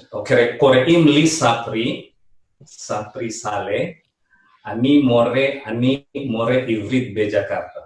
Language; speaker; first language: Hebrew; non-native, fluent; Indonesian